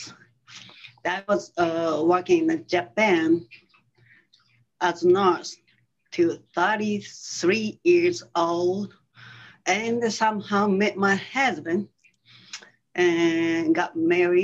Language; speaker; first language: English; non-native, fluent; Japanese